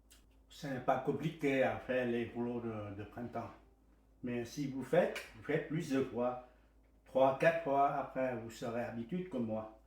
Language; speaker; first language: French; non-native, fluent; Vietnamese